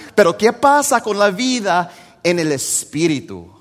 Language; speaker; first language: Spanish; non-native, fluent; English